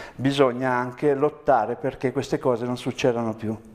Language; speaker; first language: Italian; native; Italian